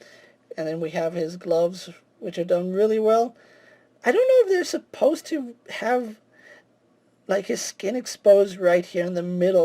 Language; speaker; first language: English; native; English